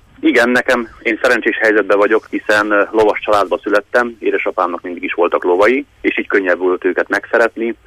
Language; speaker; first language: Hungarian; native; Hungarian